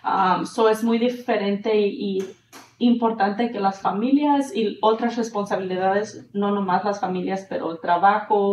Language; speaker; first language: Spanish; early bilingual, heritage; Spanish